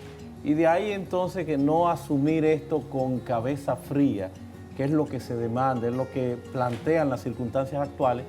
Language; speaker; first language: Spanish; native; Spanish